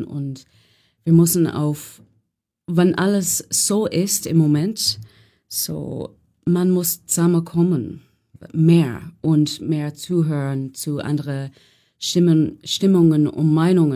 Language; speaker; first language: German; non-native, learner; English